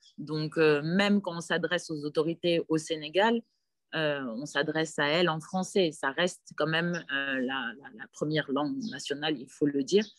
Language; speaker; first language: French; non-native, local second language; Wolof